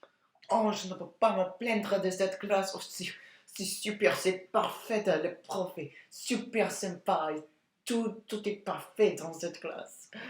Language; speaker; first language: French; non-native, learner; English